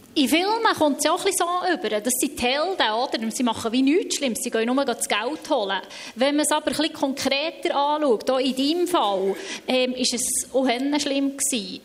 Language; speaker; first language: German; native; German